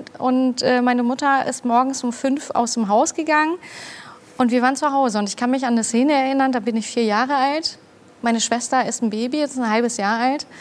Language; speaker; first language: German; early bilingual, other home language; Turkish